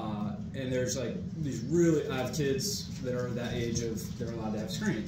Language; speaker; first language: English; native; English